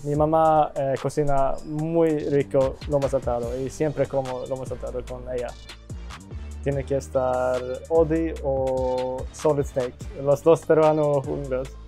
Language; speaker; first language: Spanish; early bilingual, heritage; Swedish